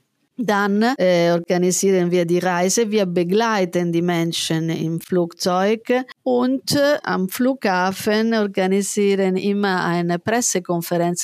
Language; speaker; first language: German; non-native, fluent; Italian